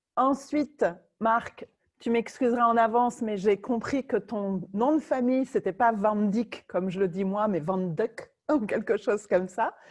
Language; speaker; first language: French; native; French